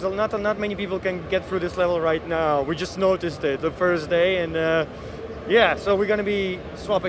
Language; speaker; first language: English; non-native, fluent; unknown